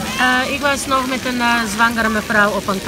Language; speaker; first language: Dutch; non-native, learner; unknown